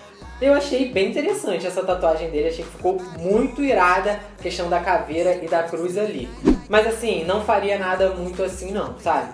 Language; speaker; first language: Portuguese; native; Portuguese